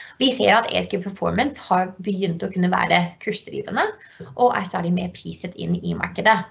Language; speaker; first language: Norwegian; non-native, fluent; English